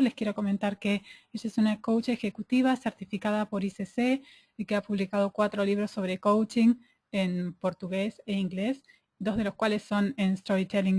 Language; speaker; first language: Spanish; native; Spanish